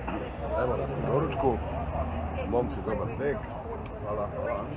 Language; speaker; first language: Bosnian; native; Bosnian